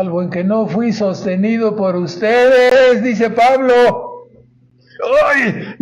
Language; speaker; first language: Spanish; native; Spanish